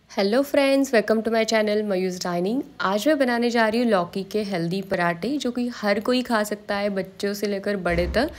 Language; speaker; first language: Hindi; non-native, local second language; Marathi